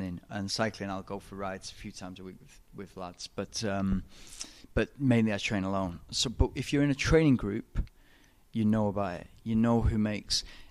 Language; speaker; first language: English; native; English